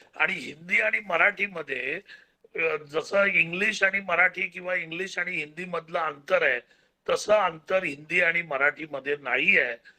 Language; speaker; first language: Marathi; native; Marathi